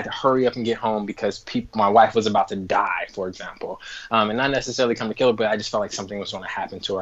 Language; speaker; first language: English; native; English